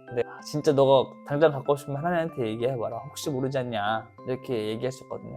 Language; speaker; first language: Korean; native; Korean